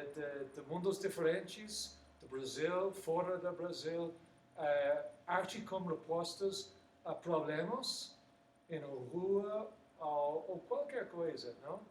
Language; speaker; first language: Portuguese; non-native, learner; English